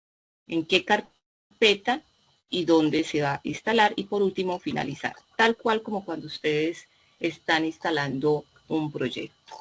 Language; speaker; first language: Spanish; native; Spanish